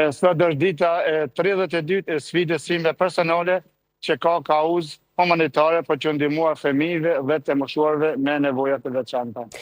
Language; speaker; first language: Albanian; early bilingual, heritage; Albanian